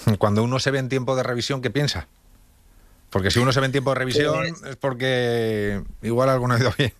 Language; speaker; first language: Spanish; native; Spanish